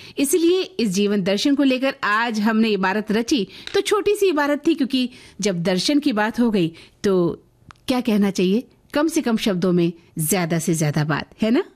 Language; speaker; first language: Hindi; native; Hindi